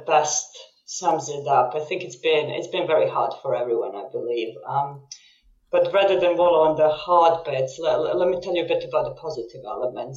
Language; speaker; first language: English; non-native, fluent; Serbian